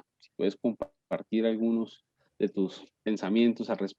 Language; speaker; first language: Spanish; native; Spanish